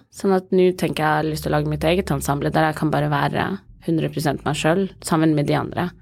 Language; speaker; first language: Norwegian; early bilingual, other home language; Somali